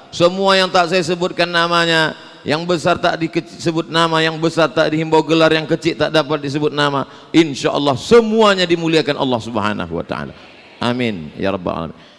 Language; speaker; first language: Malay; native; Malay